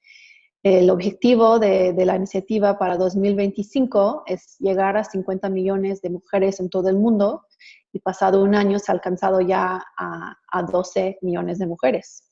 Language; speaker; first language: Spanish; non-native, fluent; English